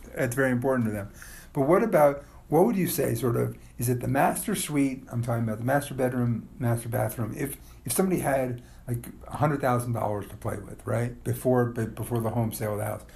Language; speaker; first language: English; native; English